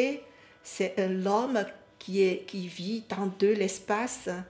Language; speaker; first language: French; non-native, fluent; Chinese